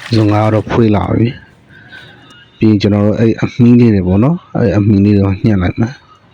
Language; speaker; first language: Burmese; native; Burmese